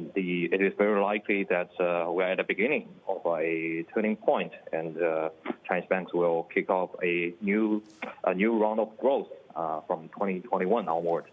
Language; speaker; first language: English; non-native, fluent; Chinese